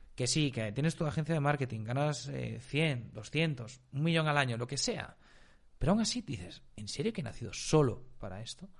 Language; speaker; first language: Spanish; native; Spanish